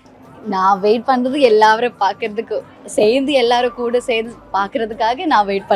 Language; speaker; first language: Tamil; non-native, learner; Malayalam